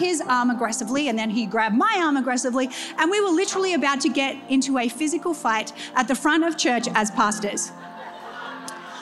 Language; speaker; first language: English; native; English